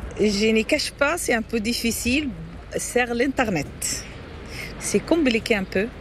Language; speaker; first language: French; non-native, learner; Arabic